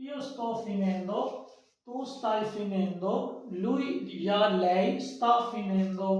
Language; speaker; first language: Italian; non-native, fluent; Hindi